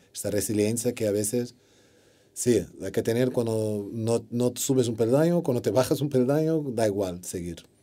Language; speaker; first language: Spanish; non-native, fluent; Portuguese